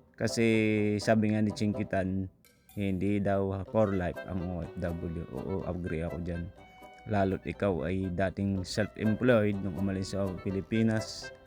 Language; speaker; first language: Filipino; native; Filipino